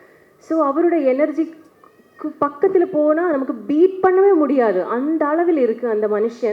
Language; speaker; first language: Tamil; non-native, learner; Malayalam